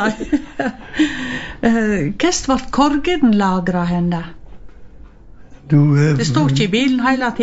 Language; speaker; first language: Norwegian; native; Norwegian